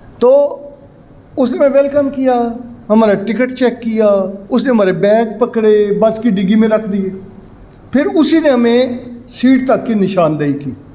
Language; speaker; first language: Urdu; non-native, local second language; Punjabi